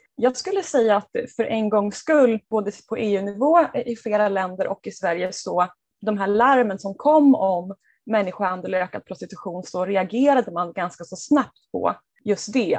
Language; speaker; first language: Swedish; native; Swedish